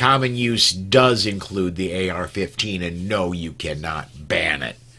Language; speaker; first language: English; native; English